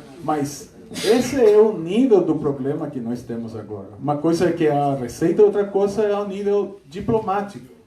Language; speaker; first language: Portuguese; non-native, fluent; Spanish